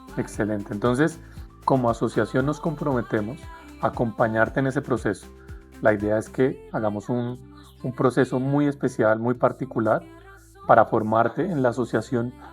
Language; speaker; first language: Spanish; native; Spanish